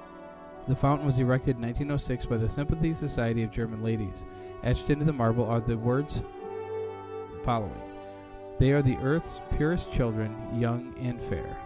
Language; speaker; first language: English; native; English